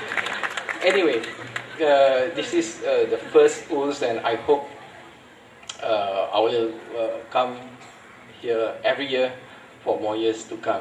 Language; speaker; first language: English; non-native, fluent; Indonesian